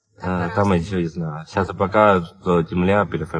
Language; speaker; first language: Russian; non-native, learner; Chinese